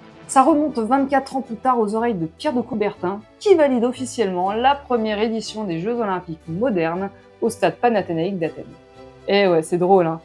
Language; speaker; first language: French; native; French